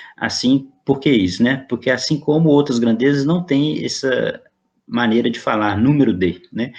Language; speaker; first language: Portuguese; native; Portuguese